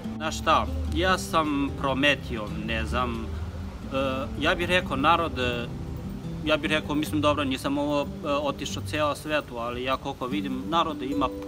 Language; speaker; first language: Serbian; non-native, learner; Chinese